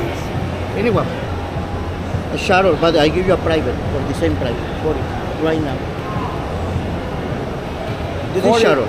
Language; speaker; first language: English; non-native, learner; Spanish